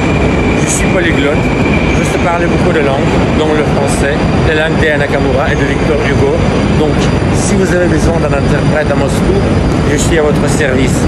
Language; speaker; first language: French; non-native, fluent; Russian